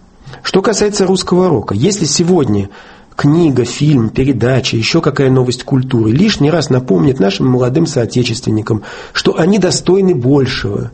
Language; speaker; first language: Russian; native; Russian